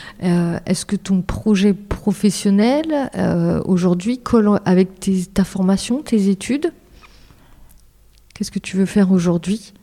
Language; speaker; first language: French; native; French